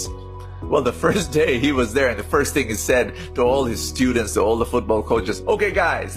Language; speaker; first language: English; non-native, local second language; Filipino